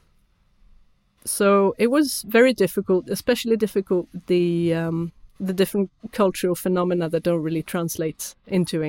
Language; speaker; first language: English; non-native, fluent; Swedish